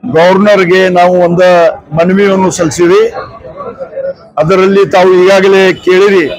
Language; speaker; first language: Kannada; non-native, local second language; Urdu